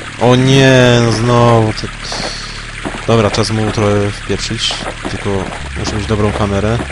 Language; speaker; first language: Polish; native; Polish